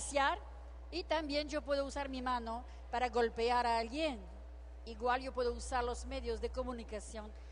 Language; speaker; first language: Spanish; non-native, fluent; French